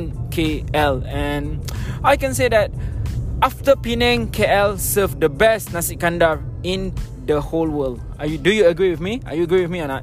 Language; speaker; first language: English; non-native, local second language; Malay